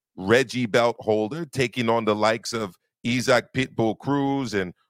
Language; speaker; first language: English; native; English